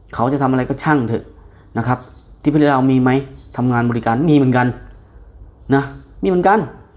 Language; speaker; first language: Thai; native; Thai